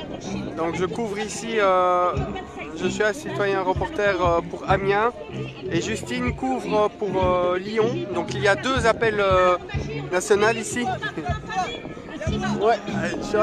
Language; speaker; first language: French; native; French